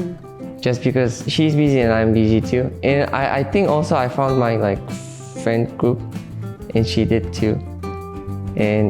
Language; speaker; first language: English; non-native, fluent; Russian